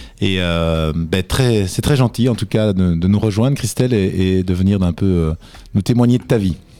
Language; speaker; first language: French; native; French